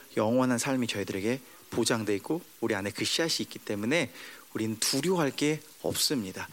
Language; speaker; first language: Korean; early bilingual, heritage; Korean